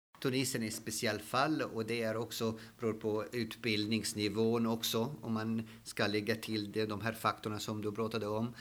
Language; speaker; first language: Swedish; non-native, fluent; Arabic